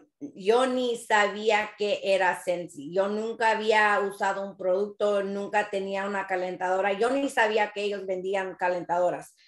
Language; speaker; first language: Spanish; early bilingual, heritage; Spanish